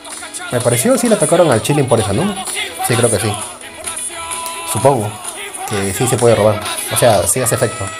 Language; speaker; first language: Spanish; native; Spanish